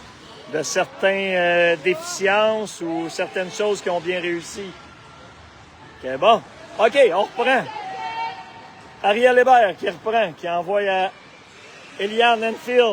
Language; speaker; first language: French; native; French